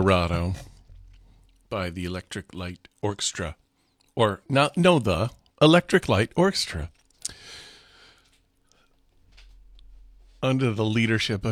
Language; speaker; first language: English; native; English